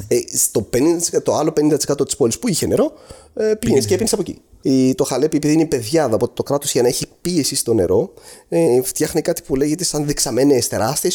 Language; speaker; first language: Greek; non-native, fluent; Arabic